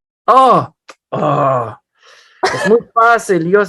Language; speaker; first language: Spanish; non-native, learner; English